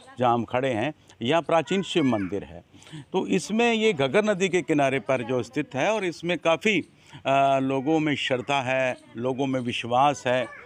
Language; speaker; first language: Hindi; native; Hindi